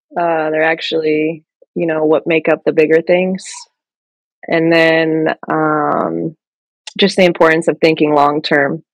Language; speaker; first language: English; early bilingual, other home language; French